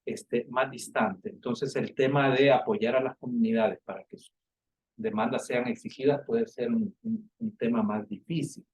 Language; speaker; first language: Spanish; native; Spanish